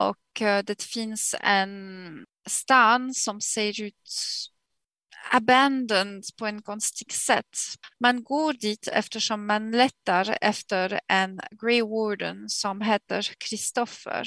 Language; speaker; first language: Swedish; non-native, fluent; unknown